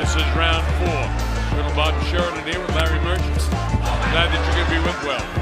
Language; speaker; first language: English; native; English